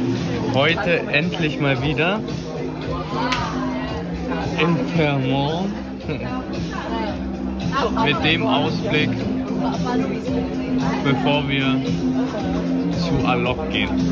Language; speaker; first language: German; native; German